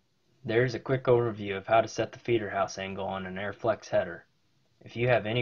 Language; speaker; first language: English; native; English